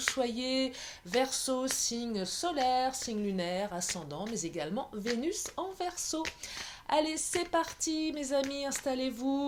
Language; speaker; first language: French; native; French